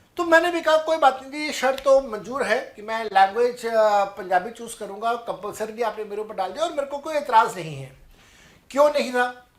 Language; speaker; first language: Hindi; non-native, local second language; Punjabi